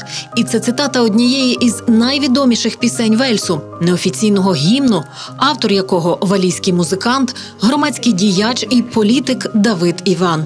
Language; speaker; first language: Ukrainian; native; Ukrainian